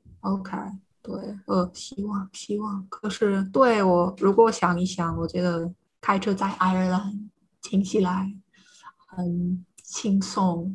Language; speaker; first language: Chinese; non-native, fluent; English